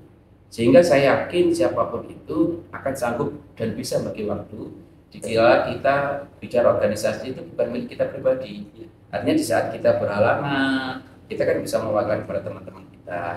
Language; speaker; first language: Indonesian; native; Indonesian